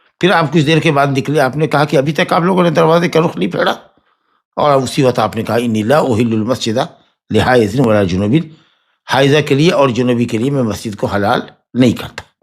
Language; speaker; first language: Urdu; native; Urdu